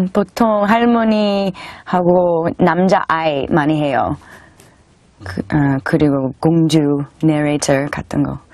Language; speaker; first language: Korean; early bilingual, heritage; English